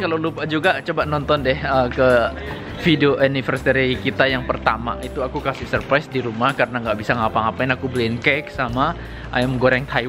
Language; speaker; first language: Indonesian; native; Indonesian